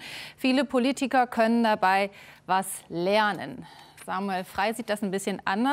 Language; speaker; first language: German; native; German